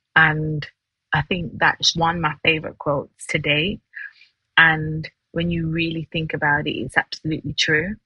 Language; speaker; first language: English; native; English